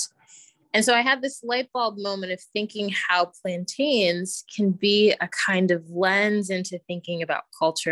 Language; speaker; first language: English; native; English